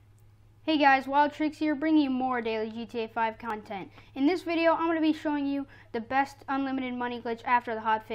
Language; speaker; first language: English; native; English